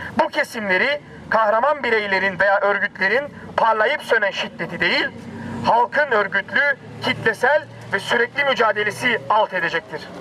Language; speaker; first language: Turkish; native; Turkish